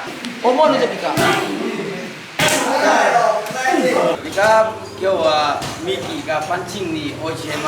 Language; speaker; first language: Japanese; non-native, learner; Thai